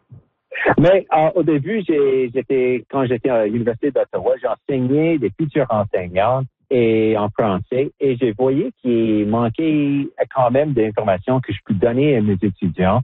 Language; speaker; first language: French; non-native, local second language; English